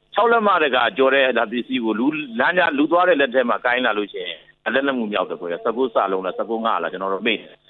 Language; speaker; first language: Burmese; native; Burmese